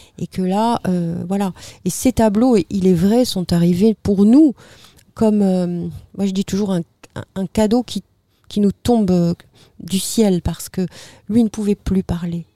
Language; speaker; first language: French; native; French